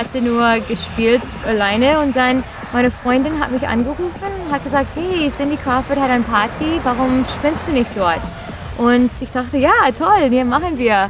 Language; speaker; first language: German; non-native, learner; Spanish